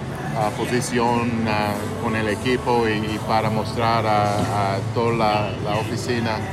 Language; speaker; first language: Spanish; non-native, fluent; English